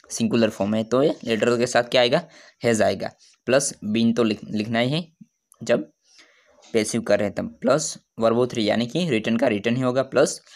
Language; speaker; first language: Hindi; non-native, local second language; Gujarati